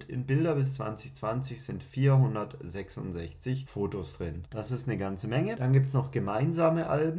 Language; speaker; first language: German; native; German